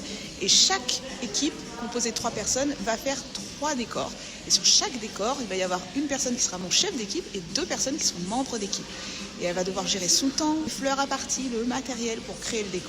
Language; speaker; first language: French; native; French